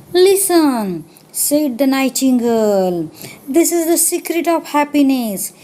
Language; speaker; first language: English; non-native, local second language; Marathi